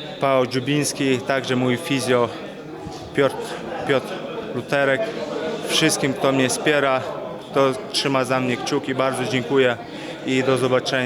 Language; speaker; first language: Polish; non-native, fluent; Chechen